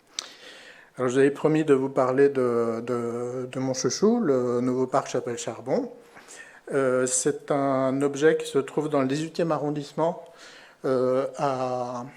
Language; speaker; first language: French; native; French